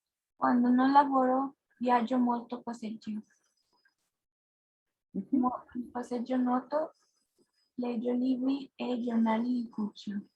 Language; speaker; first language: Italian; non-native, learner; Spanish